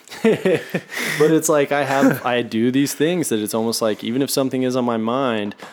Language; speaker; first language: English; native; English